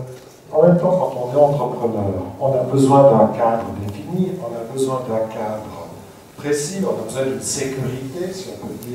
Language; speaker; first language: French; native; French